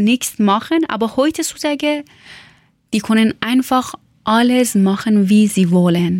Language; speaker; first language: German; non-native, learner; Persian